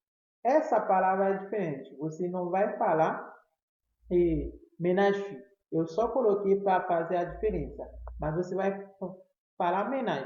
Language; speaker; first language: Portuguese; non-native, fluent; Haitian Creole